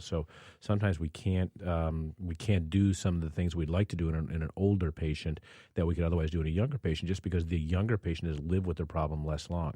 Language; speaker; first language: English; native; English